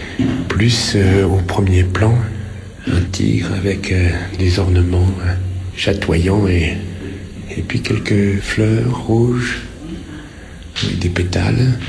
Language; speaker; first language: French; native; French